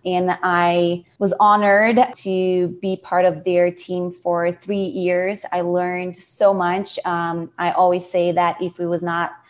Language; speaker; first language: English; non-native, fluent; Portuguese